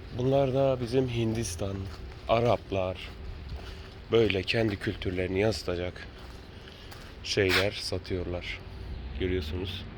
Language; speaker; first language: Turkish; early bilingual, heritage; Turkish